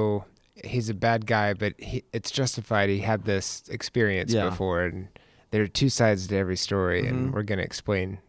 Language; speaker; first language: English; native; English